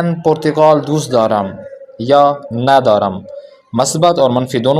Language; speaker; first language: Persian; non-native, fluent; Urdu